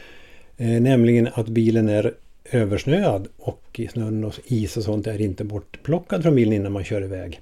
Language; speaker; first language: Swedish; native; Swedish